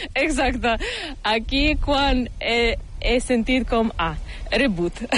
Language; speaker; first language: Catalan; non-native, learner; Ukrainian